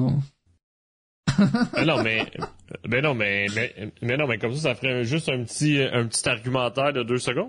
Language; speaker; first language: French; native; French